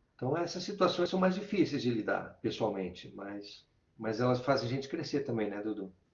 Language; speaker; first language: Portuguese; native; Portuguese